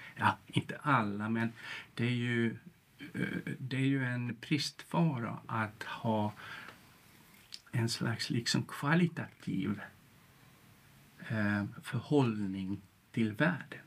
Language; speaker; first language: Swedish; non-native, local second language; Finnish